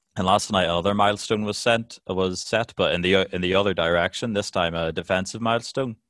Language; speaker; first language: English; native; English